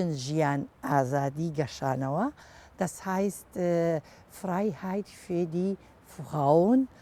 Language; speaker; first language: German; non-native, learner; Kurdish